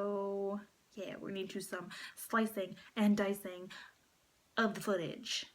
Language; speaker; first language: English; native; English